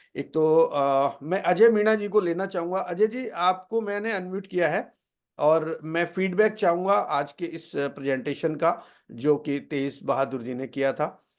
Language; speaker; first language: Hindi; native; Hindi